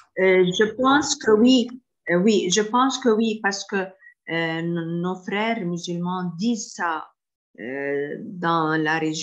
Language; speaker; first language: French; non-native, fluent; Arabic